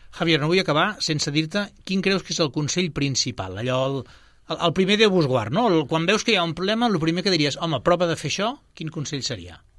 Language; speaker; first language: Catalan; native; Catalan